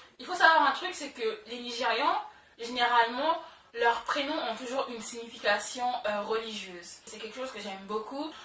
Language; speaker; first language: French; early bilingual, other home language; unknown